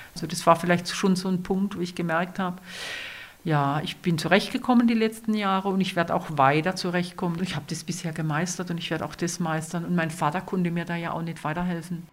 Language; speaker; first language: German; non-native, local second language; Swiss German